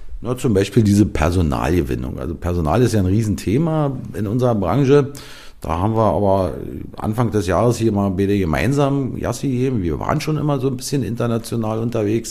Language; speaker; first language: German; native; German